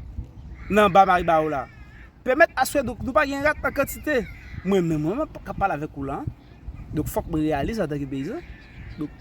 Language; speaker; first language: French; non-native, learner; Haitian Creole